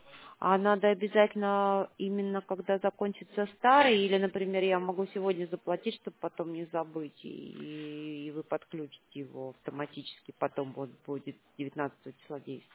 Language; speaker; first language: Russian; native; Russian